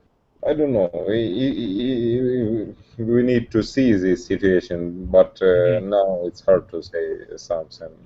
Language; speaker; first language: English; non-native, learner; Russian